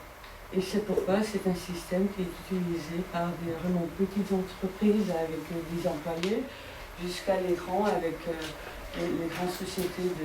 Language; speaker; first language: French; non-native, fluent; Dutch